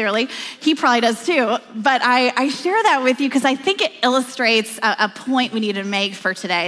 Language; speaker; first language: English; native; English